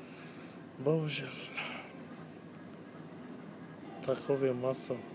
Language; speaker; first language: Czech; non-native, learner; Turkish